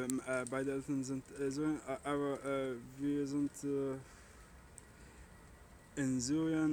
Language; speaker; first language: German; non-native, learner; Arabic